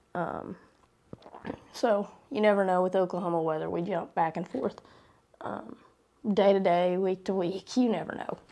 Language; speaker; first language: English; native; English